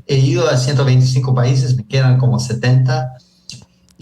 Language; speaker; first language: Spanish; early bilingual, heritage; Spanish